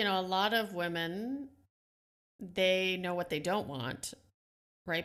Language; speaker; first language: English; non-native, fluent; Dutch